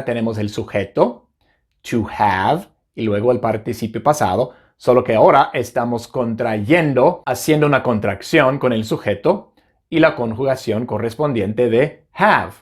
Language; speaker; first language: Spanish; non-native, fluent; English